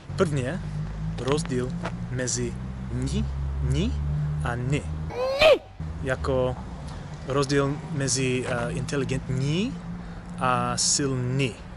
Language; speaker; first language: Czech; non-native, learner; English